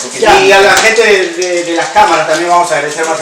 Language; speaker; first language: Spanish; native; Spanish